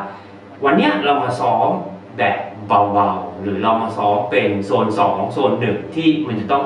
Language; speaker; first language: Thai; native; Thai